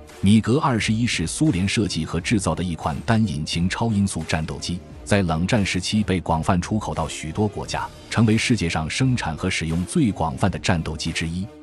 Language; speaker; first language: Chinese; native; Chinese